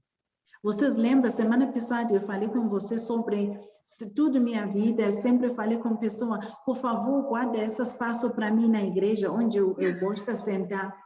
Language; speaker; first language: Portuguese; non-native, learner; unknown